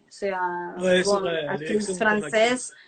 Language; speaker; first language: French; non-native, fluent; Spanish